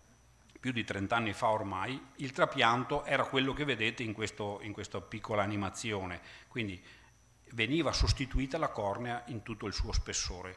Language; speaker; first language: Italian; native; Italian